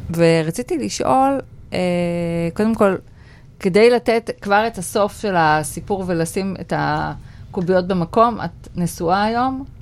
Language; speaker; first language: Hebrew; native; Hebrew